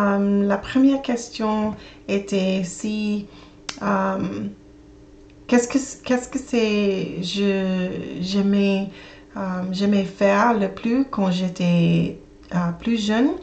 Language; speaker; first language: French; non-native, learner; English